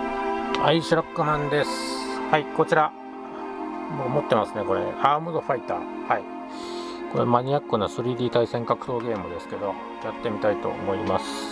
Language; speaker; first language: Japanese; native; Japanese